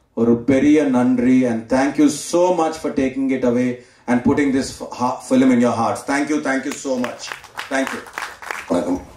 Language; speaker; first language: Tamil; non-native, learner; Telugu